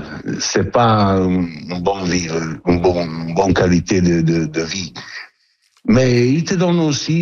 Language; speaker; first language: French; non-native, learner; Italian